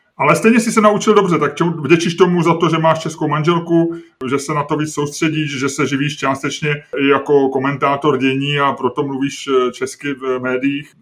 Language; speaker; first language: Czech; native; Czech